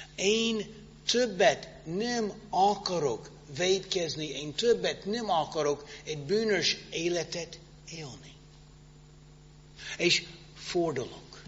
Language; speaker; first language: Hungarian; non-native, fluent; English